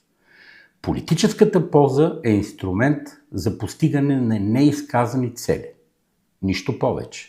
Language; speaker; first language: Bulgarian; native; Bulgarian